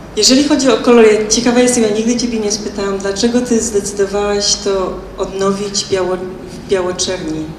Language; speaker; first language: Polish; early bilingual, heritage; Polish